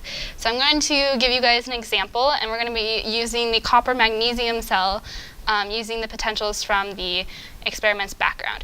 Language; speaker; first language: English; native; English